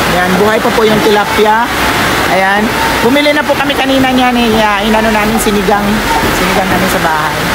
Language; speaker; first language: Filipino; native; Filipino